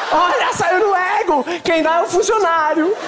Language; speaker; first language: Portuguese; native; Portuguese